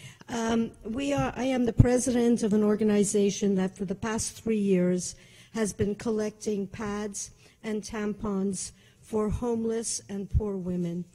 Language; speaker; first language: English; native; English